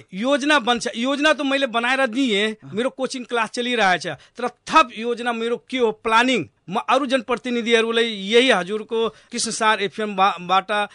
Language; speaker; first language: Nepali; non-native, local second language; Awadhi